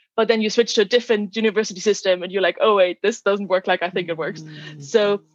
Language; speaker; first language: English; non-native, fluent; German